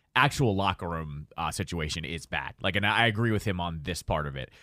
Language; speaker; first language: English; native; English